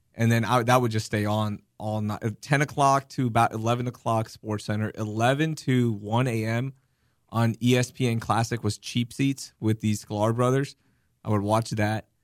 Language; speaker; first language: English; early bilingual, other home language; Urdu